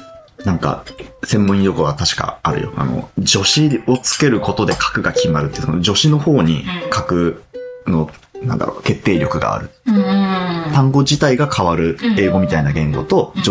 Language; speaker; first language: Japanese; native; Japanese